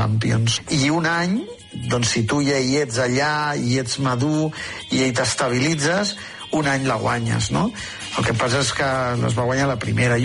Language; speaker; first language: Catalan; native; Catalan